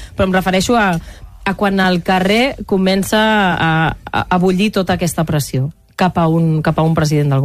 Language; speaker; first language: Catalan; native; Catalan